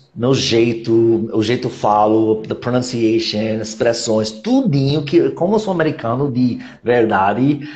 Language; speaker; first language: Portuguese; non-native, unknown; English